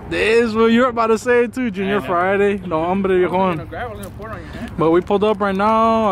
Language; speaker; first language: English; early bilingual, other home language; Spanish